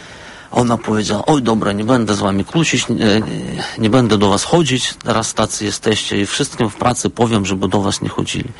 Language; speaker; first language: Polish; non-native, fluent; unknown